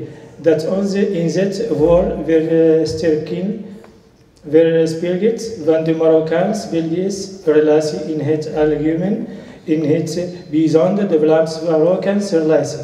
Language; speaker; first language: Dutch; non-native, learner; Arabic